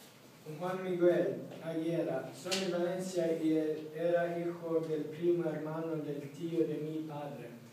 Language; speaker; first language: Spanish; non-native, learner; Swedish